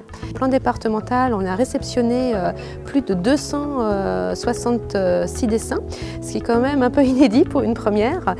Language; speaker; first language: French; native; French